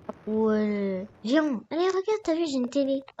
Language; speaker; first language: French; native; French